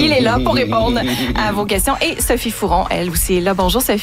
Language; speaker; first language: French; native; French